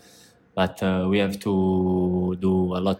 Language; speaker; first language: English; non-native, learner; Italian